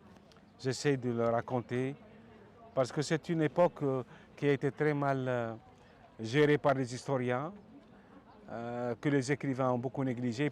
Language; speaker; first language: French; non-native, local second language; Arabic